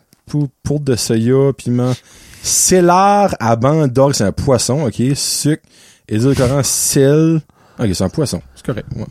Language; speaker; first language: French; native; French